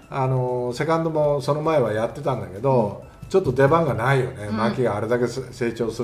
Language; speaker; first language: Japanese; native; Japanese